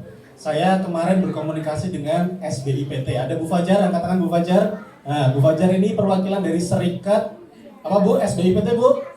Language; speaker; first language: Indonesian; native; Indonesian